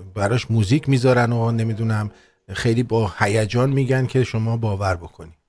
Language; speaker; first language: Persian; native; Persian